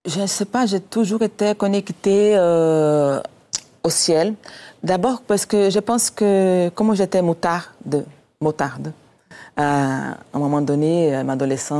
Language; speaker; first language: French; non-native, fluent; Portuguese